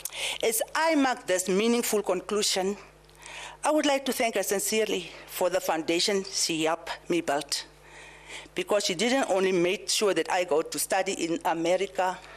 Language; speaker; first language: English; non-native, local second language; Dutch